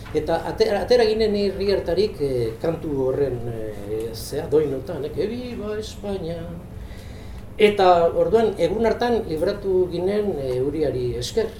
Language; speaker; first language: Basque; non-native, local second language; Spanish